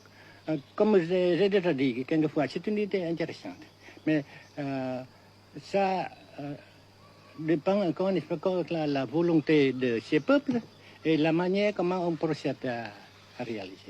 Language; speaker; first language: French; non-native, fluent; Vietnamese